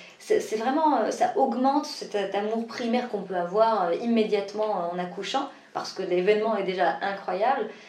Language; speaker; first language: French; non-native, local second language; Arabic